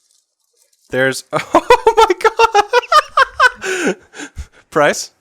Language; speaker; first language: English; native; English